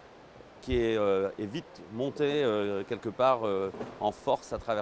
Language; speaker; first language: French; native; French